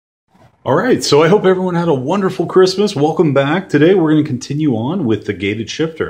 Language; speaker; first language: English; native; English